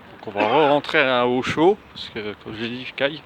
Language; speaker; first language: French; native; French